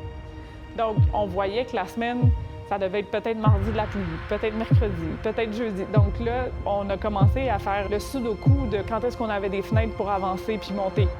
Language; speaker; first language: French; native; French